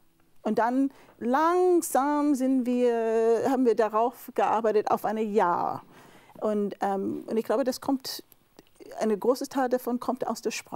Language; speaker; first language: German; non-native, fluent; English